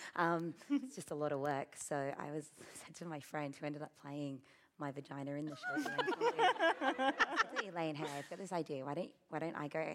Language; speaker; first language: English; native; English